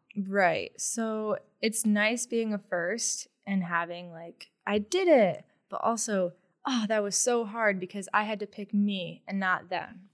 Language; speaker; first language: English; native; English